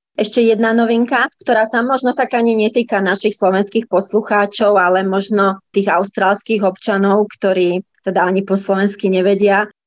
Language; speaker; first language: Slovak; native; Slovak